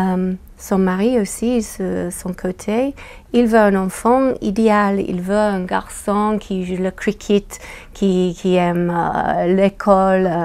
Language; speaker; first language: French; non-native, fluent; English